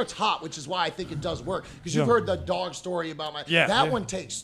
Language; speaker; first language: English; native; English